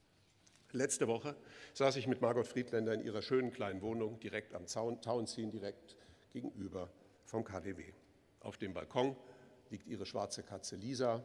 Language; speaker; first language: German; native; German